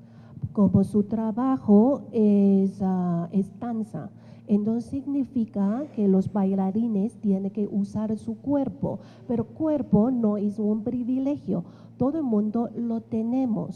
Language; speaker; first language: Spanish; non-native, fluent; Chinese